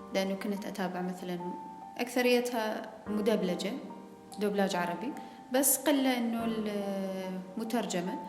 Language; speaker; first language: Arabic; native; Arabic